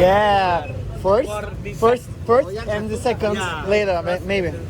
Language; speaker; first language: English; non-native, learner; Turkish